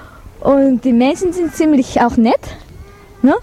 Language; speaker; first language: German; non-native, learner; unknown